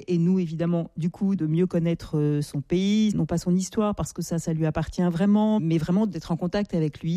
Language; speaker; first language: French; native; French